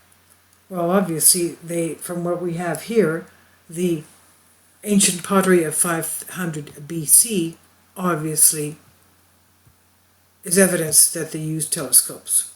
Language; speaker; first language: English; non-native, fluent; Greek